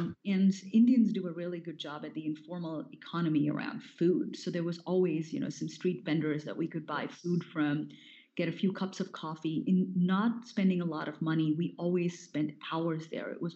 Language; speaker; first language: English; non-native, local second language; Hindi